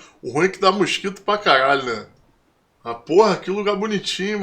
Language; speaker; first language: Portuguese; native; Portuguese